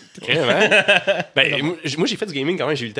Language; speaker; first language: French; native; French